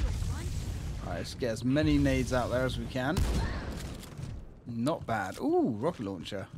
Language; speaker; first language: English; native; English